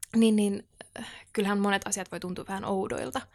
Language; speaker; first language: Finnish; native; Finnish